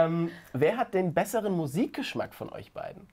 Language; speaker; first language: German; native; German